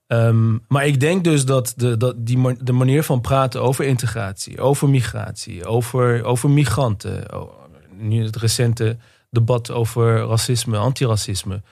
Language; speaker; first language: Dutch; native; Dutch